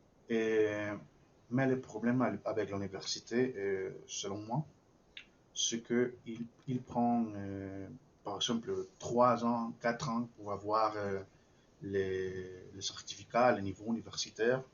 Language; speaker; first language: French; non-native, fluent; Spanish